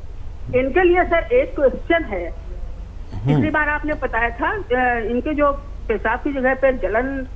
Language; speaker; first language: Hindi; native; Hindi